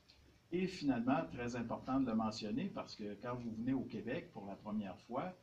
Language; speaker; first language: French; native; French